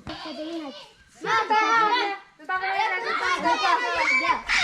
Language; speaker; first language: Portuguese; native; Portuguese